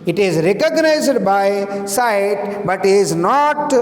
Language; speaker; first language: English; non-native, local second language; Telugu